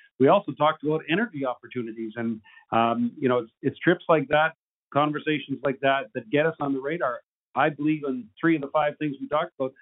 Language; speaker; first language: English; native; English